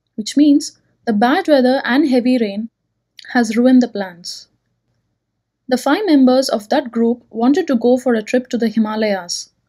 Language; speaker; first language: English; non-native, local second language; Telugu